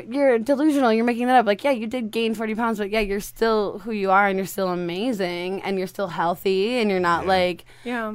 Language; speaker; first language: English; native; English